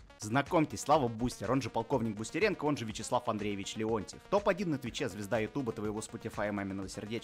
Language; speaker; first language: Russian; native; Russian